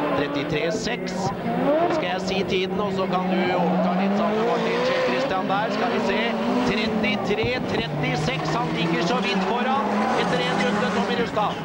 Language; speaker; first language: Norwegian; native; Norwegian